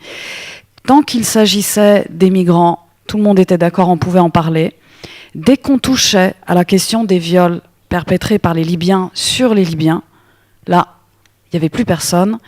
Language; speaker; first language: French; native; French